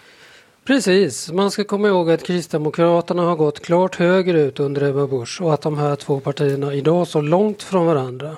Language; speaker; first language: Swedish; native; Swedish